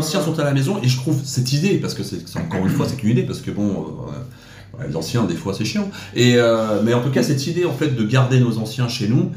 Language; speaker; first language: French; native; French